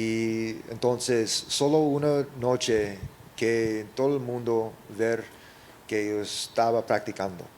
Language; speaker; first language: Spanish; early bilingual, heritage; English